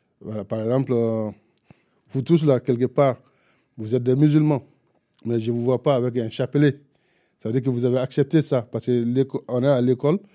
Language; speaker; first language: French; non-native, local second language; Bambara